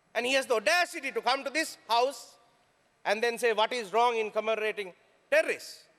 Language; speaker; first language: English; non-native, local second language; Sinhala